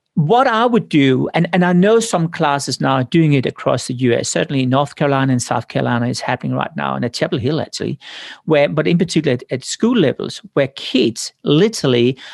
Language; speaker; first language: English; non-native, fluent; Danish